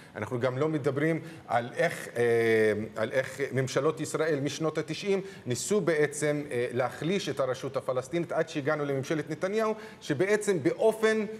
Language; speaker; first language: Hebrew; non-native, local second language; Arabic